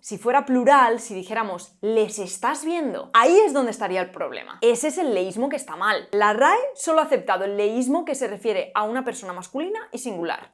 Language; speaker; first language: Spanish; native; Spanish